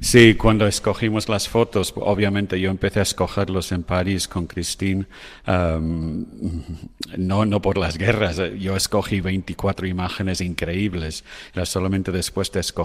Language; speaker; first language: Spanish; non-native, fluent; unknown